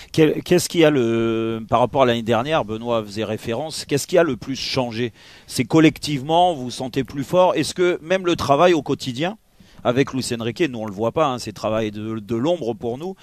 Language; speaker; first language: French; native; French